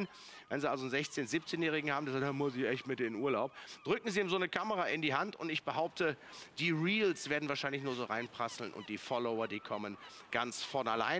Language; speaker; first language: German; native; German